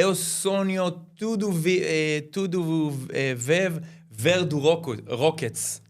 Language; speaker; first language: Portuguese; non-native, learner; English